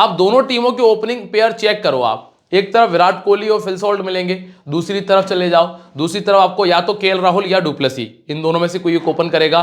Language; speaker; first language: Hindi; native; Hindi